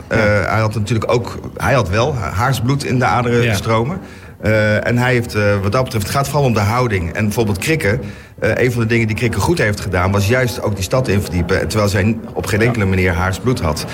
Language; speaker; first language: Dutch; native; Dutch